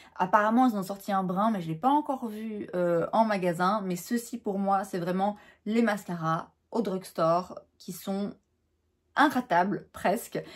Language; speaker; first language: French; native; French